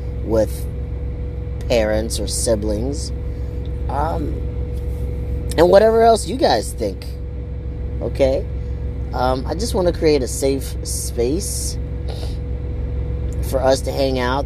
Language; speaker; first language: English; early bilingual, other home language; Kinyarwanda